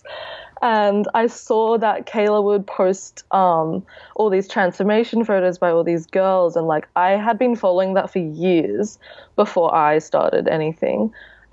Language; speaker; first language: English; native; English